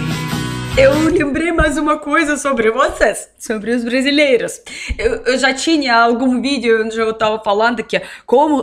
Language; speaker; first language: Portuguese; non-native, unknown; Russian